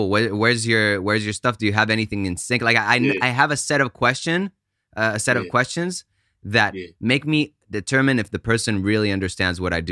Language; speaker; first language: English; non-native, fluent; Hebrew